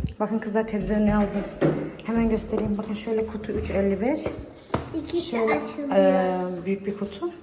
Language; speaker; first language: Turkish; early bilingual, heritage; Turkish